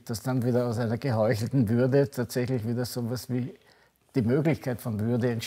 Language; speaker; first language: German; native; German